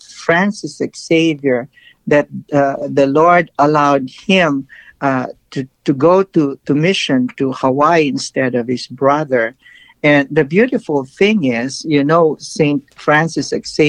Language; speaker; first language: English; non-native, local second language; Filipino